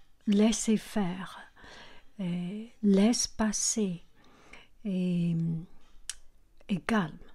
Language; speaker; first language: French; non-native, learner; Chinese